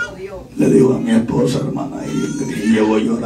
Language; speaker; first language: Spanish; native; Spanish